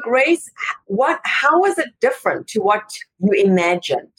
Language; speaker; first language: English; native; English